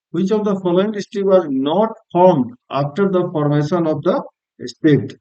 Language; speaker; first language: English; non-native, local second language; Hindi